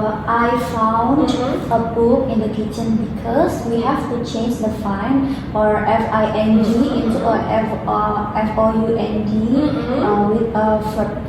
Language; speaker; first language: English; non-native, learner; Indonesian